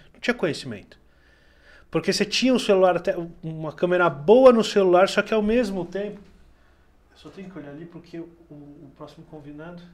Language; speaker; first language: Portuguese; native; Portuguese